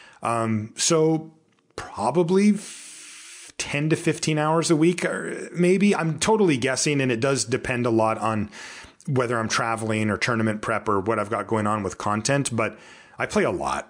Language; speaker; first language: English; native; English